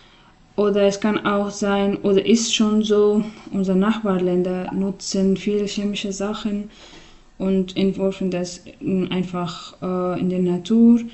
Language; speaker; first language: German; non-native, learner; Persian